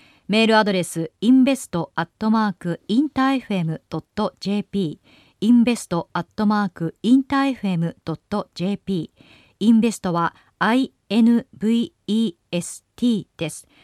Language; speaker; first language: Japanese; native; Japanese